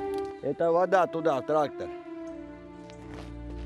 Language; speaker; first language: Russian; native; Russian